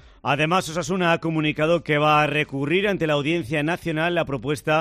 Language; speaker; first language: Spanish; native; Spanish